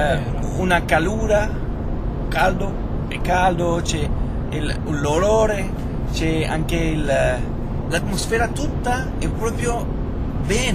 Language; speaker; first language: Italian; non-native, fluent; Spanish